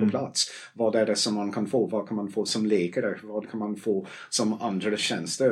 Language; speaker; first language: Swedish; non-native, fluent; English